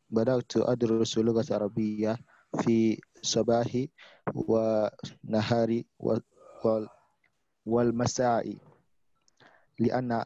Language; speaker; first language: Arabic; non-native, learner; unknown